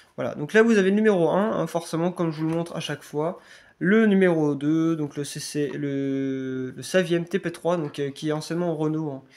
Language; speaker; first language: French; native; French